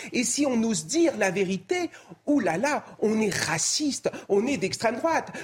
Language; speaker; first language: French; native; French